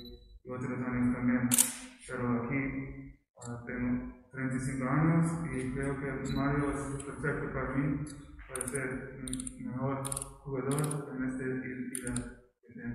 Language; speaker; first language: Spanish; non-native, learner; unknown